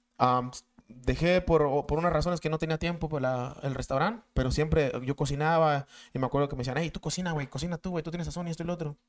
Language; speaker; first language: Spanish; native; Spanish